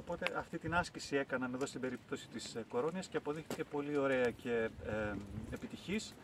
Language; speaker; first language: Greek; native; Greek